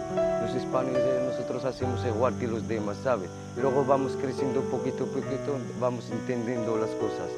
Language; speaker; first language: Spanish; non-native, fluent; Arabic